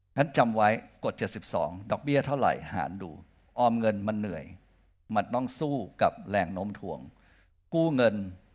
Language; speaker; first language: Thai; native; Thai